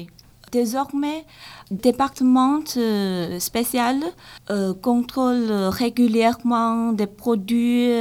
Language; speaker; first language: French; non-native, learner; Chinese